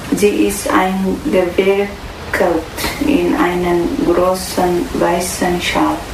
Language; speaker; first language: German; non-native, learner; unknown